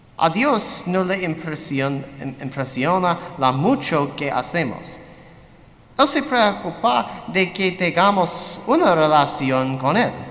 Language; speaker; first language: Spanish; non-native, learner; English